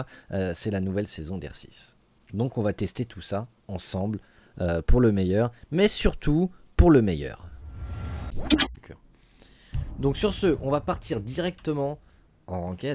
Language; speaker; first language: French; native; French